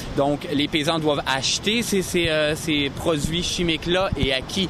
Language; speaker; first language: French; native; French